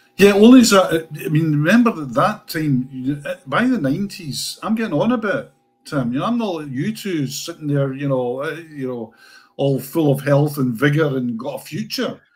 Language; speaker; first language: English; native; English